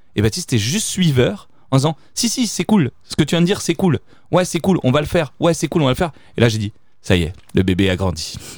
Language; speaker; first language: French; early bilingual, other home language; Italian